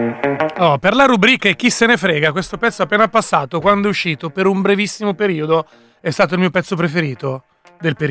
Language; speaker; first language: Italian; native; Italian